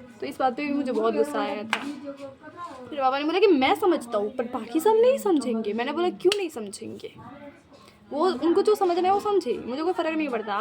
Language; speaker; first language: Hindi; non-native, local second language; Marwari